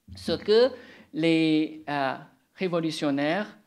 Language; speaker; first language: French; non-native, fluent; Chinese